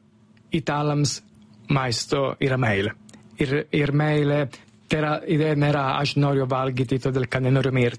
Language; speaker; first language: Lithuanian; non-native, learner; Italian